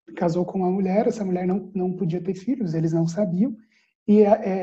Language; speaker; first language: Portuguese; early bilingual, other home language; Arabic